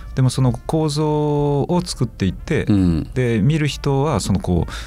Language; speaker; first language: Japanese; native; Japanese